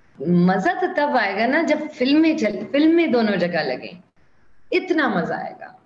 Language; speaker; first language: Urdu; native; Urdu